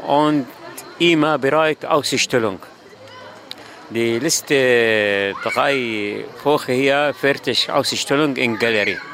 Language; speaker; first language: German; non-native, learner; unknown